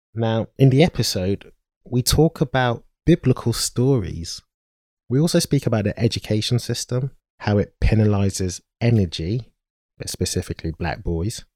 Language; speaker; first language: English; native; English